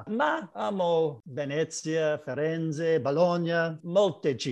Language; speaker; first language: Italian; non-native, learner; English